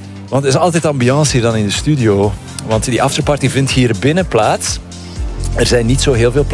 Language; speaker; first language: Dutch; native; Dutch